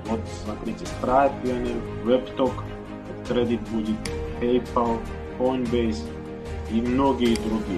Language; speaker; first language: Russian; non-native, learner; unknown